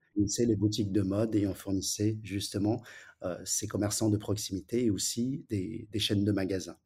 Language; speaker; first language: French; early bilingual, other home language; Wu Chinese